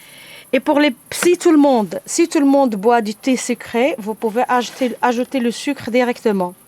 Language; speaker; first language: French; non-native, fluent; Arabic